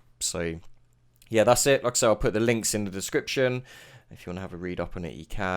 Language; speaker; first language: English; native; English